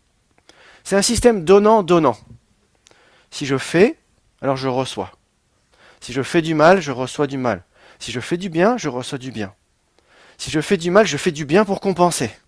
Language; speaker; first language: French; native; French